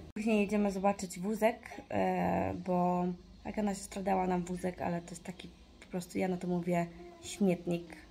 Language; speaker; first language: Polish; early bilingual, heritage; Polish